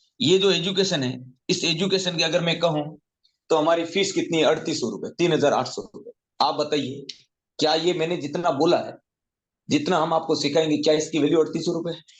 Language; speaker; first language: Hindi; native; Hindi